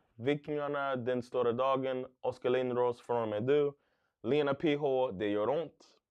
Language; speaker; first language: Swedish; non-native, learner; English